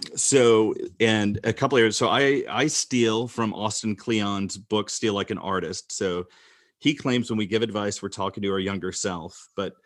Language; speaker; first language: English; native; English